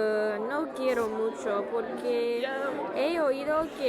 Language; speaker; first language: Spanish; non-native, fluent; English